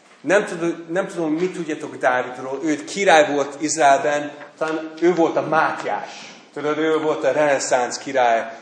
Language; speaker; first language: Hungarian; non-native, fluent; English